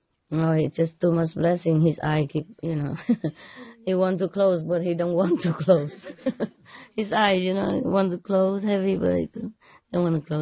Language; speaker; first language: English; non-native, fluent; Vietnamese